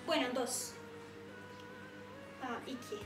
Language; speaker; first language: Spanish; non-native, fluent; Turkish